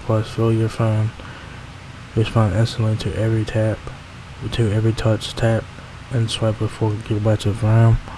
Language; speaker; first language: English; native; English